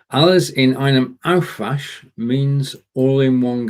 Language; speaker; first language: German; non-native, learner; English